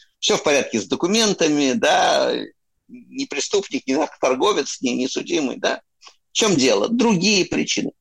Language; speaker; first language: Russian; native; Russian